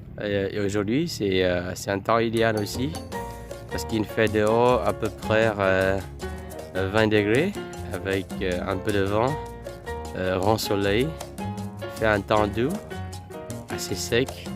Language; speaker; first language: French; non-native, fluent; Vietnamese